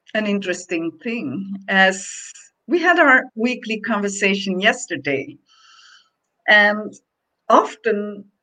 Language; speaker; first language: English; non-native, fluent; Dutch